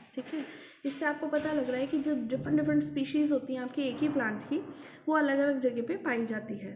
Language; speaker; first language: Hindi; native; Hindi